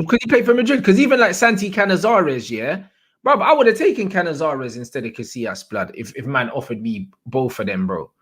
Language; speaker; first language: English; native; English